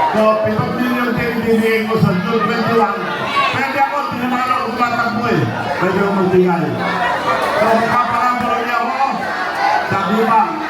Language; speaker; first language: Filipino; non-native, local second language; Iloko